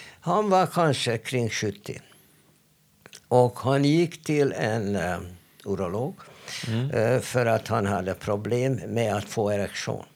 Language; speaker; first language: Swedish; non-native, fluent; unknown